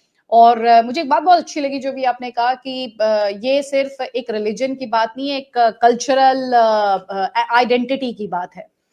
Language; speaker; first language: Hindi; native; Hindi